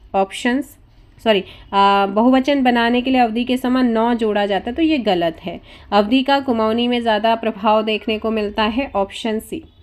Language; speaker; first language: Hindi; native; Hindi